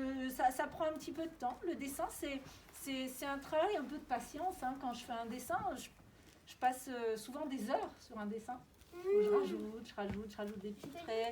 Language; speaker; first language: French; native; French